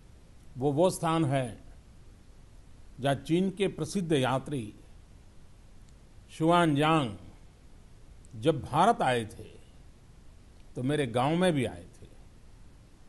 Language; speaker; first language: Hindi; non-native, local second language; Gujarati